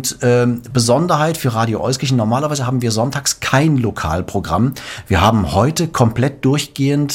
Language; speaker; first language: German; native; German